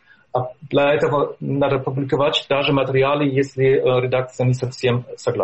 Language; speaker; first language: Russian; non-native, fluent; German